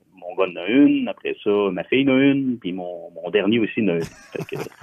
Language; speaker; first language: French; native; French